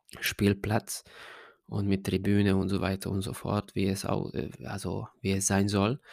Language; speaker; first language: German; non-native, fluent; Hungarian